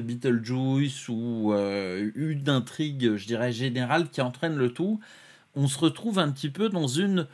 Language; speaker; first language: French; native; French